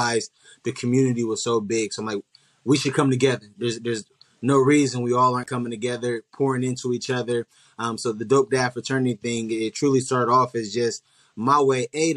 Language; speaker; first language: English; native; English